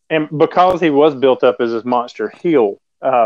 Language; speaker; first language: English; native; English